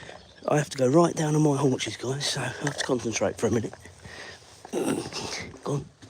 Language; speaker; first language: English; native; English